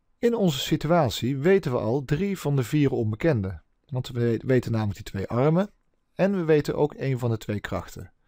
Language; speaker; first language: Dutch; native; Dutch